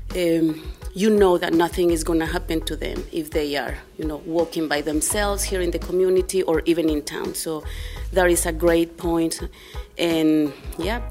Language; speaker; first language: English; non-native, fluent; Spanish